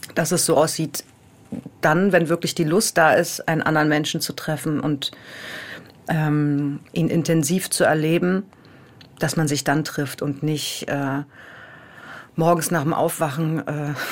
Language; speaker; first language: German; native; German